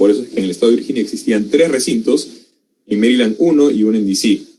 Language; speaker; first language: Spanish; native; Spanish